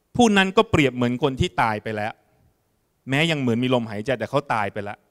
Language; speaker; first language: Thai; native; Thai